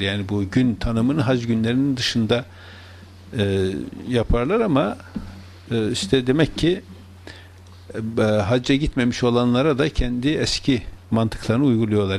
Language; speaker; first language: Turkish; native; Turkish